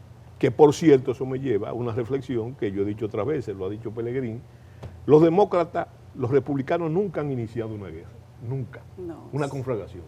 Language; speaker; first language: Spanish; native; Spanish